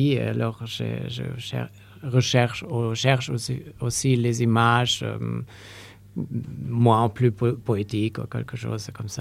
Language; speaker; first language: French; non-native, learner; Polish